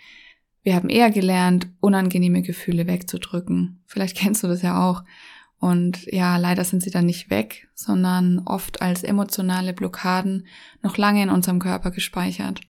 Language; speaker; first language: German; native; German